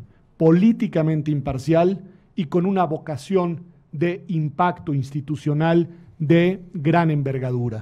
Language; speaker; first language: Spanish; native; Spanish